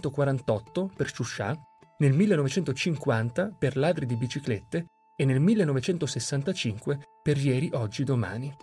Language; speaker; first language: Italian; native; Italian